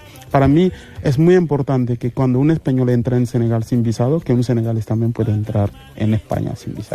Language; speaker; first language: Spanish; non-native, fluent; Mandingo